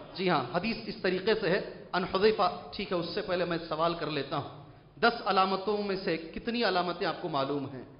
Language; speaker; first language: Urdu; native; Urdu